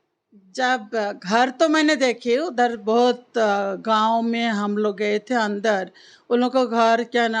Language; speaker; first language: Hindi; non-native, local second language; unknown